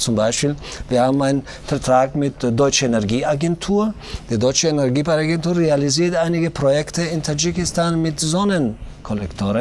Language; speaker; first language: German; non-native, fluent; Tajik